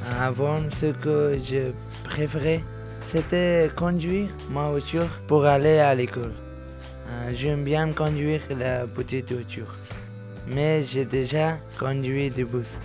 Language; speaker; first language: French; non-native, learner; Persian